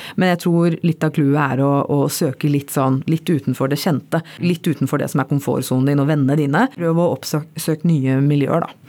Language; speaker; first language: Norwegian; early bilingual, other home language; Bangla